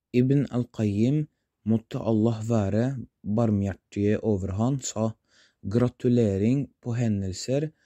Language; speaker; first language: Norwegian; non-native, fluent; Arabic